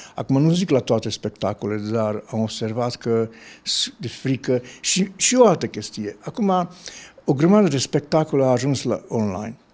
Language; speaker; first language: Romanian; non-native, local second language; Hungarian